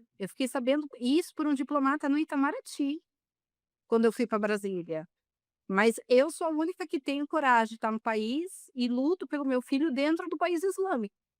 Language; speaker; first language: Portuguese; native; Portuguese